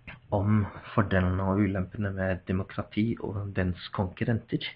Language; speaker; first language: Norwegian; non-native, fluent; English